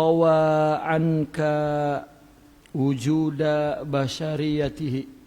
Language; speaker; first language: Arabic; non-native, fluent; Malay